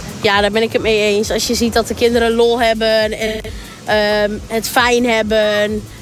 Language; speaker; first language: Dutch; native; Dutch